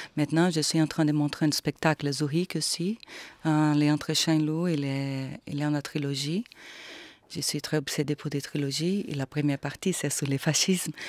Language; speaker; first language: French; non-native, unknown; Portuguese